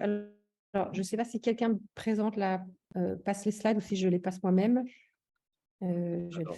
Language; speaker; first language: French; native; French